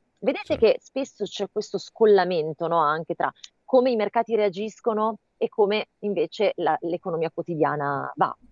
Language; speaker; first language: Italian; native; Italian